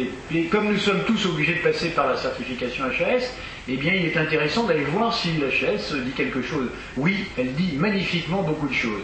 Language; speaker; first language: French; native; French